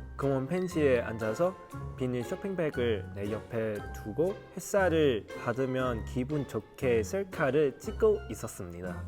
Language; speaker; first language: Korean; non-native, fluent; Cantonese